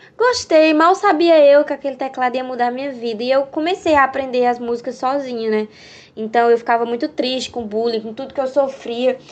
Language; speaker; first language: Portuguese; native; Portuguese